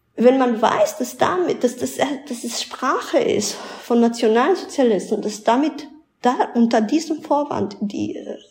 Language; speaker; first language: German; early bilingual, other home language; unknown